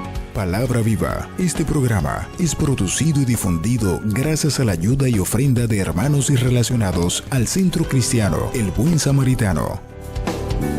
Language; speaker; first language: Spanish; native; Spanish